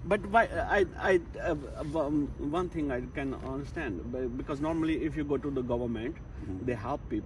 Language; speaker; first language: English; non-native, learner; Urdu